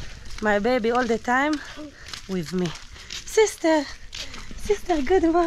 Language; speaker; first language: English; non-native, learner; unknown